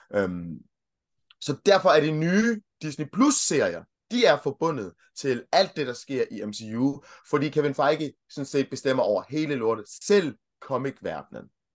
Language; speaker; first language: Danish; early bilingual, other home language; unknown